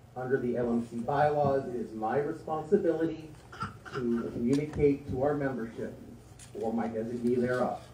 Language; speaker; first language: English; native; English